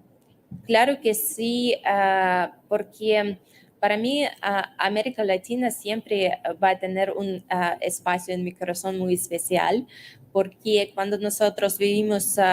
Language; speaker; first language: Spanish; non-native, fluent; Russian